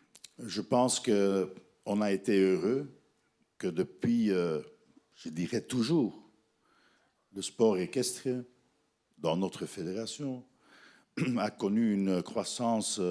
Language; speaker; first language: French; non-native, fluent; Dutch